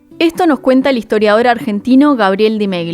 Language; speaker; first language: Spanish; native; Spanish